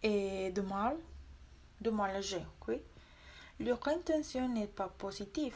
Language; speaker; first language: French; non-native, learner; Spanish